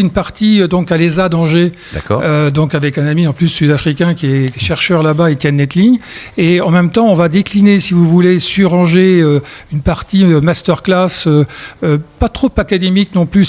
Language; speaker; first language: French; native; French